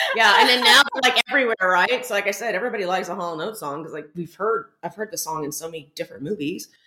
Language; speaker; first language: English; native; English